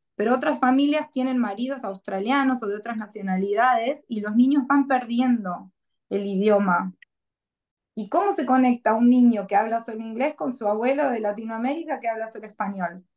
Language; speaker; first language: Spanish; native; Spanish